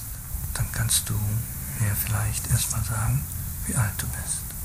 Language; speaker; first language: German; native; German